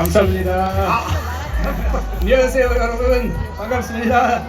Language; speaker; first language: Korean; non-native, learner; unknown